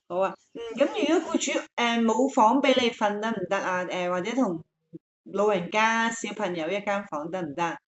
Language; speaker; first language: Cantonese; native; Cantonese